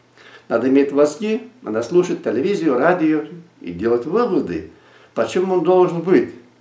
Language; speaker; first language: Russian; non-native, local second language; Lithuanian